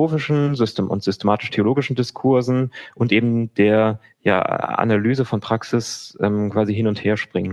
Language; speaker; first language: German; native; German